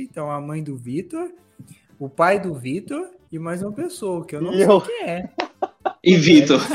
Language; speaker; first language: Portuguese; native; Portuguese